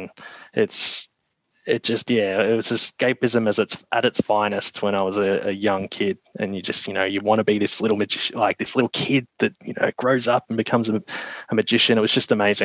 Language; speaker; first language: English; native; English